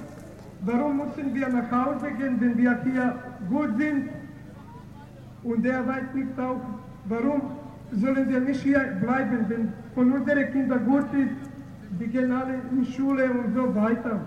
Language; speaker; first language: German; non-native, learner; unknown